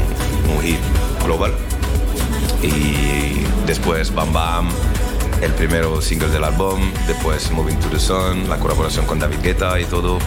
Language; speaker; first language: Spanish; non-native, learner; French